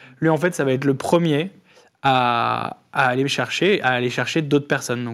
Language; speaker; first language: French; native; French